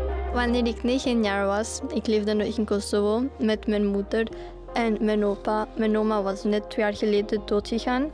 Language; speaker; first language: Dutch; early bilingual, other home language; Albanian